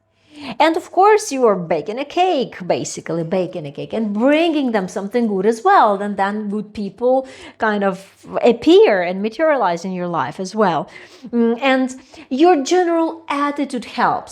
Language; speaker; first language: English; non-native, fluent; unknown